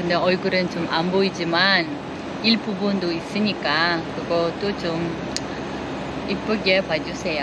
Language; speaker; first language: Korean; non-native, fluent; Uzbek